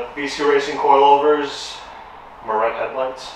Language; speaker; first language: English; non-native, fluent; Romanian